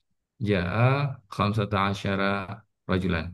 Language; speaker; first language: Arabic; non-native, learner; Indonesian